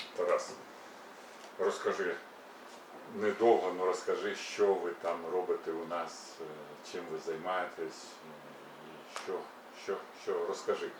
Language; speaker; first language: Ukrainian; native; Ukrainian